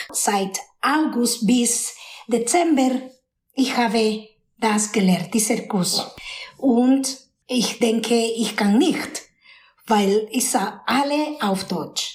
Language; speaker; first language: German; non-native, learner; Spanish